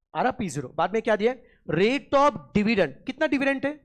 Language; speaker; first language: Hindi; non-native, local second language; Marathi